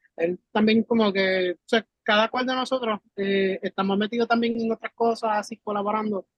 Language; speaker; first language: Spanish; early bilingual, heritage; Spanish